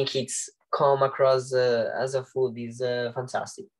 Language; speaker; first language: English; non-native, learner; Italian